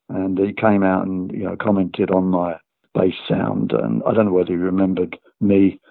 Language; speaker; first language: English; native; English